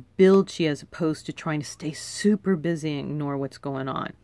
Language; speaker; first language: English; native; English